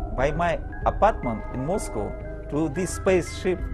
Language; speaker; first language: English; non-native, fluent; Russian